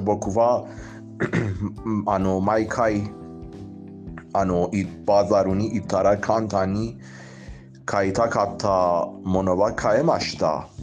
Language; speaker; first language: Japanese; non-native, fluent; Persian